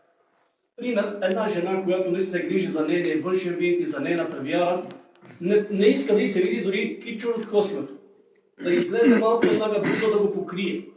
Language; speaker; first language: Bulgarian; native; Bulgarian